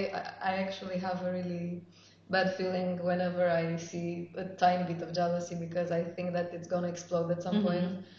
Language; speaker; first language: English; non-native, fluent; Romanian